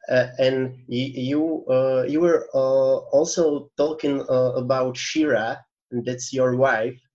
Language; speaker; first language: English; non-native, fluent; Slovak